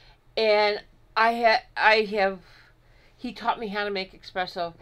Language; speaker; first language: English; native; English